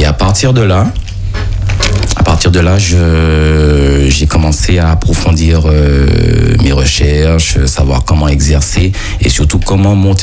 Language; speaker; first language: French; native; French